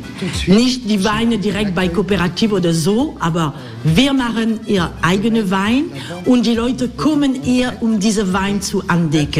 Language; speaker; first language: German; non-native, learner; French